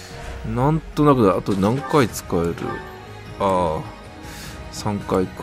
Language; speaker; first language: Japanese; native; Japanese